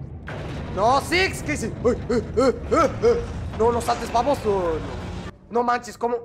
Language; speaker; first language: Spanish; native; Spanish